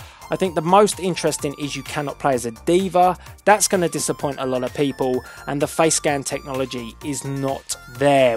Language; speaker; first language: English; native; English